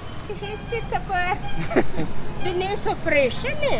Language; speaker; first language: Swedish; non-native, learner; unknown